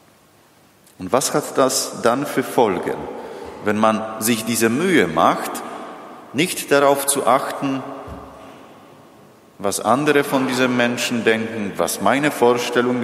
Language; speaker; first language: German; non-native, fluent; Polish